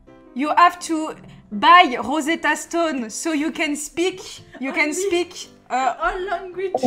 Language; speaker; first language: English; non-native, learner; French